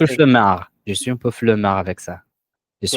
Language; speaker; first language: French; non-native, learner; Portuguese